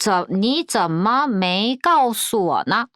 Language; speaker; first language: Chinese; non-native, fluent; Korean